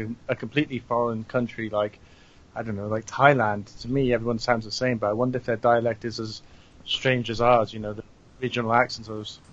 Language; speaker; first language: English; native; English